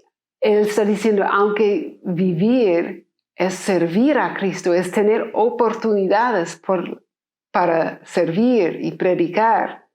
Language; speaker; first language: Spanish; non-native, fluent; English